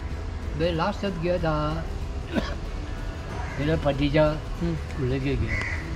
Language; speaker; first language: Hindi; non-native, local second language; Chinese